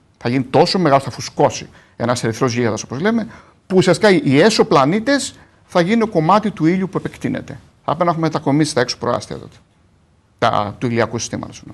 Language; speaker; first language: Greek; native; Greek